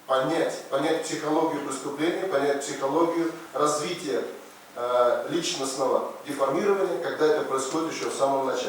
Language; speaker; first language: Russian; native; Russian